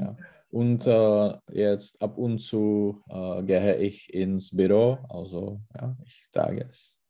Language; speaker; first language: German; non-native, learner; Czech